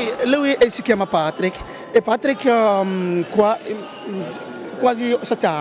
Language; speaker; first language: Italian; non-native, learner; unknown